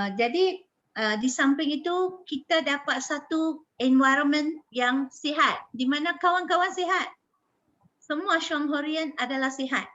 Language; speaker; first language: Malay; native; Malay